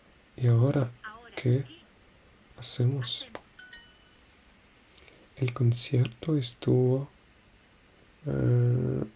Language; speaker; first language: Spanish; non-native, learner; French